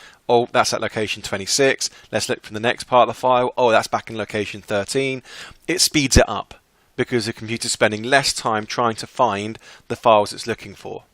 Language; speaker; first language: English; native; English